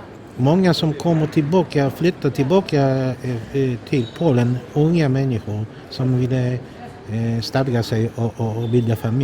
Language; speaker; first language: Swedish; non-native, fluent; Polish